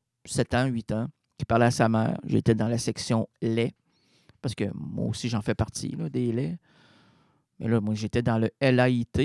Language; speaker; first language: French; native; French